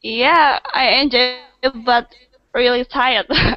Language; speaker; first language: English; non-native, learner; Indonesian